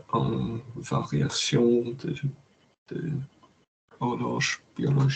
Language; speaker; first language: French; non-native, learner; English